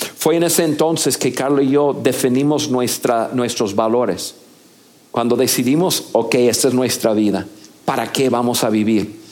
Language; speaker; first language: Spanish; non-native, fluent; English